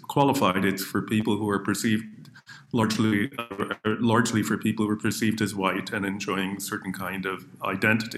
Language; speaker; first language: English; native; English